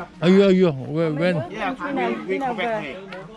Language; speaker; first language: English; non-native, learner; Korean